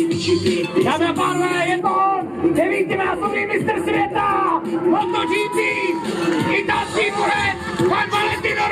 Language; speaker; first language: Czech; native; Czech